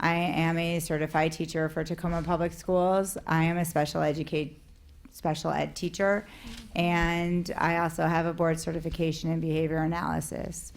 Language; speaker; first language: English; native; English